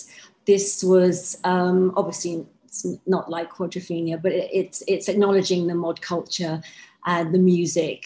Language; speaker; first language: English; native; English